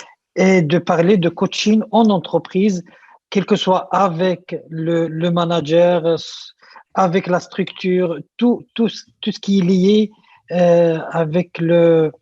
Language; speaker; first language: French; non-native, local second language; Arabic